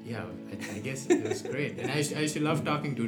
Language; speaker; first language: English; non-native, local second language; Nepali